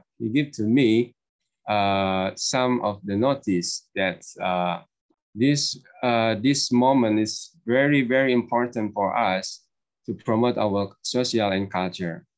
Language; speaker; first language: English; non-native, learner; Indonesian